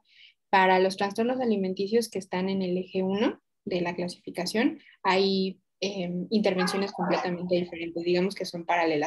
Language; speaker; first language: Spanish; native; Spanish